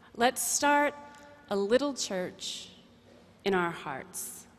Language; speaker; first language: English; native; English